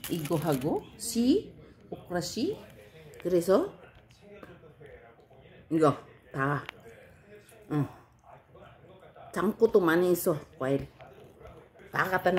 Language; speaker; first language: Korean; non-native, learner; Filipino